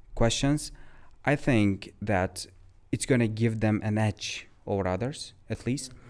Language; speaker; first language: English; non-native, fluent; Uzbek